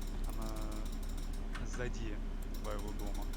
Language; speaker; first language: Russian; non-native, learner; English